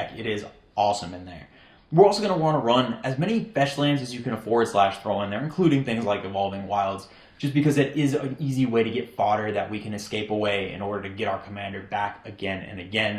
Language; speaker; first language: English; native; English